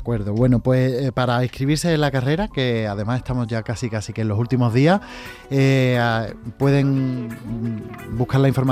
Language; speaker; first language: Spanish; native; Spanish